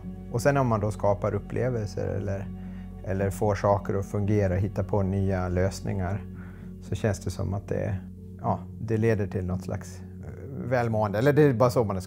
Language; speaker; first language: Swedish; native; Swedish